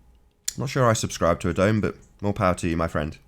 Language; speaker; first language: English; native; English